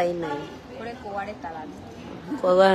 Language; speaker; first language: Japanese; non-native, learner; Vietnamese